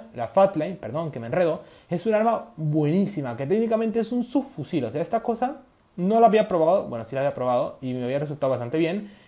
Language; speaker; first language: Spanish; native; Spanish